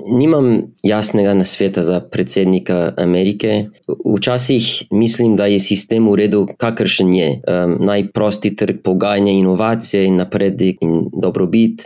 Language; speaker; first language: Slovenian; non-native, fluent; English